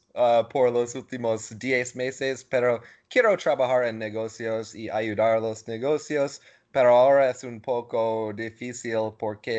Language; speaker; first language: Spanish; non-native, learner; English